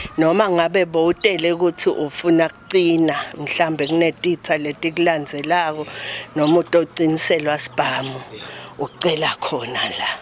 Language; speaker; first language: Zulu; non-native, local second language; Swati